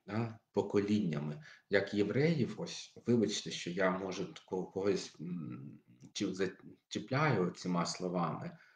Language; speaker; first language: Ukrainian; non-native, local second language; Russian